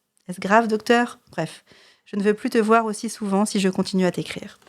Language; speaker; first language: French; native; French